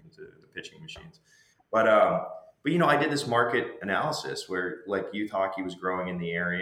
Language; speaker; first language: English; native; English